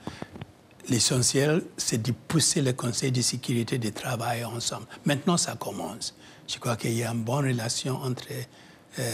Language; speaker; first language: French; non-native, fluent; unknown